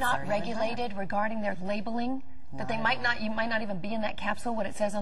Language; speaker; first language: English; native; English